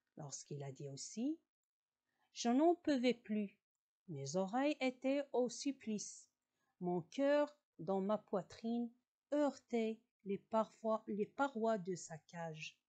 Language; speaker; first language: French; non-native, local second language; Arabic